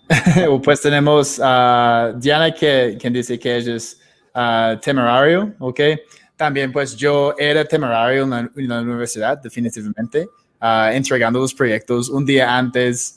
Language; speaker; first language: Spanish; non-native, fluent; English